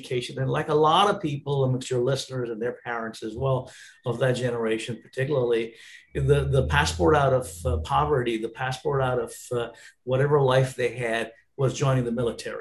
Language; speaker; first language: English; non-native, local second language; Tamil